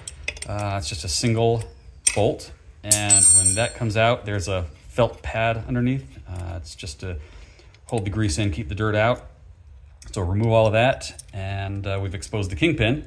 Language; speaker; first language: English; native; English